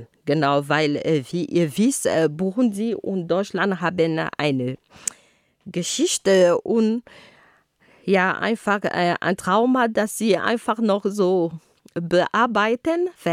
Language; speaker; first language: German; non-native, fluent; Ghomala